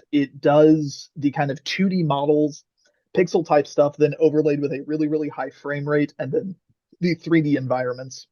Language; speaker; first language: English; native; English